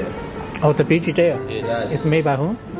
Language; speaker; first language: English; non-native, learner; Chinese